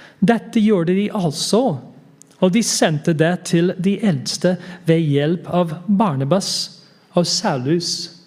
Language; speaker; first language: Norwegian; non-native, fluent; English